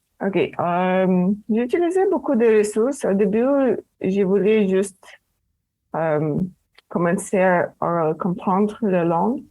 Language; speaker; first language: French; non-native, fluent; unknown